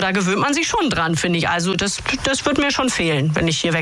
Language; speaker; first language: German; native; German